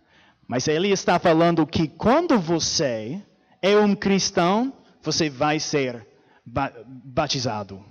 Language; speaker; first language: Portuguese; non-native, fluent; English